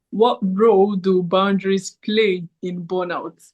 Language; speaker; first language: English; native; English